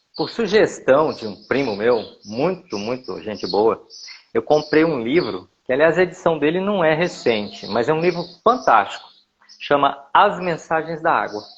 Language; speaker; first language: Portuguese; native; Portuguese